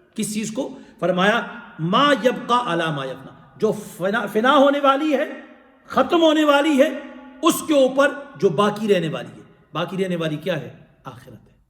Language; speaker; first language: Urdu; non-native, local second language; Pashto